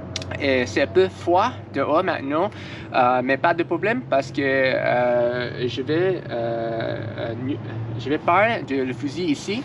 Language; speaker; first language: French; non-native, learner; English